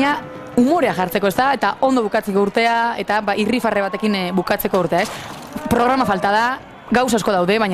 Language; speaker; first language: Basque; native; Basque